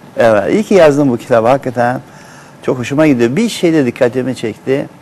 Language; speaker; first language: Turkish; native; Turkish